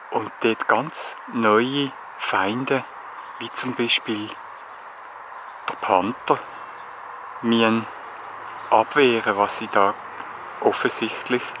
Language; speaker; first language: German; native; German